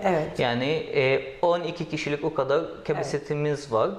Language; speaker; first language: Turkish; non-native, learner; Arabic